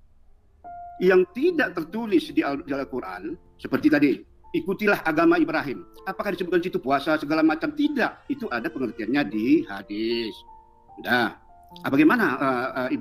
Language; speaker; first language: Indonesian; native; Indonesian